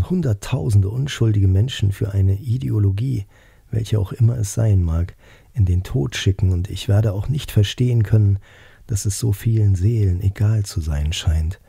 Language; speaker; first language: German; native; German